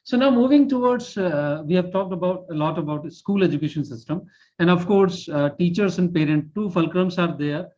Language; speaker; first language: English; non-native, local second language; Hindi